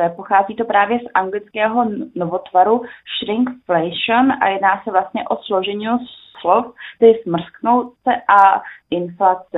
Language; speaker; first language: Czech; native; Czech